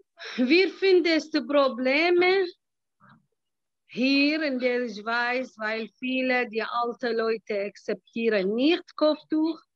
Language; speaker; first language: German; non-native, learner; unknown